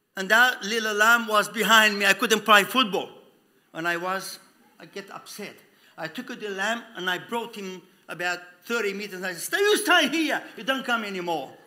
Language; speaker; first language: English; non-native, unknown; Romanian